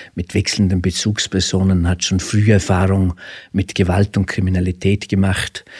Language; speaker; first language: German; native; German